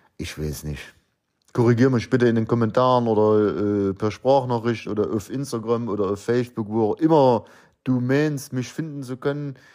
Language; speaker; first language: German; native; German